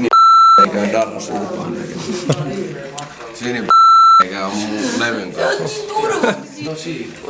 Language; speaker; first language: Finnish; native; Finnish